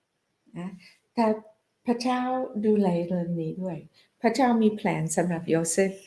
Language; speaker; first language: Thai; non-native, fluent; English